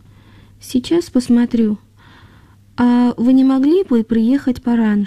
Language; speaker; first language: Russian; non-native, fluent; Chinese